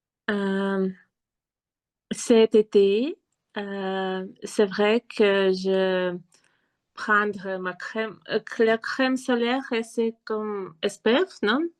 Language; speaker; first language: French; non-native, learner; Russian